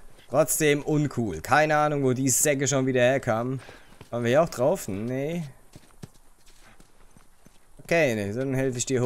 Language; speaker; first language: German; native; German